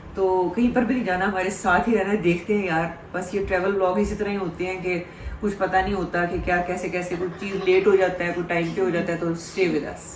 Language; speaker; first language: Urdu; native; Urdu